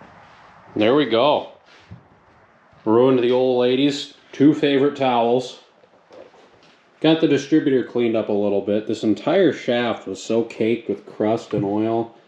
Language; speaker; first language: English; native; English